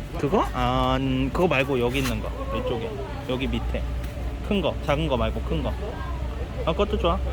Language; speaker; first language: Korean; native; Korean